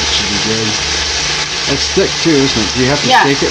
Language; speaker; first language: English; native; English